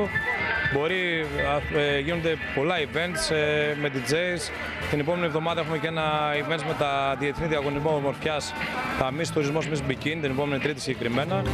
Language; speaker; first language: Greek; native; Greek